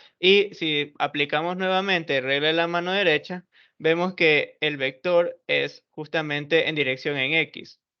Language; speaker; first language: Spanish; native; Spanish